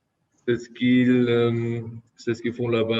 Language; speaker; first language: French; non-native, fluent; German